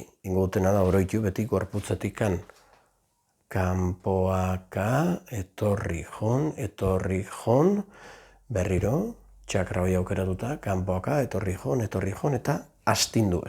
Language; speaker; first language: Basque; native; Basque